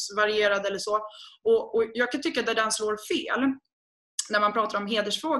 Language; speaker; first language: Swedish; native; Swedish